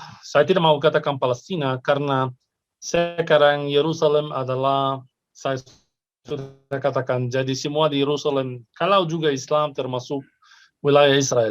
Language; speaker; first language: Indonesian; non-native, fluent; Arabic